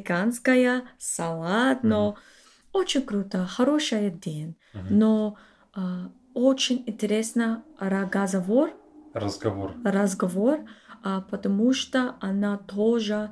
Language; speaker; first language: Russian; non-native, learner; English